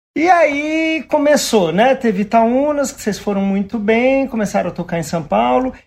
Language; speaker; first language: Portuguese; native; Portuguese